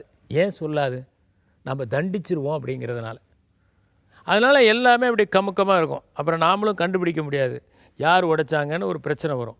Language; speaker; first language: Tamil; native; Tamil